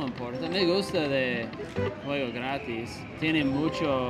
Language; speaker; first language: Spanish; non-native, learner; English